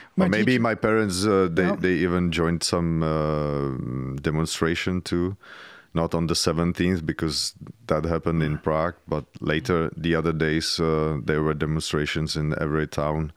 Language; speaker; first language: English; non-native, fluent; Czech